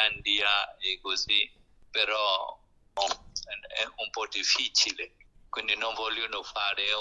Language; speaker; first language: Italian; non-native, learner; Burmese